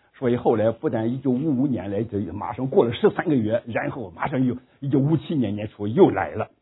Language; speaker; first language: Chinese; native; Chinese